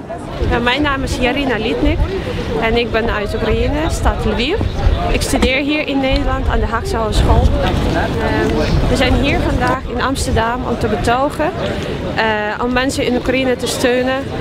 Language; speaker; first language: Dutch; non-native, fluent; Ukrainian